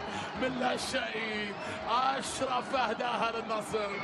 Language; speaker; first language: Arabic; native; Arabic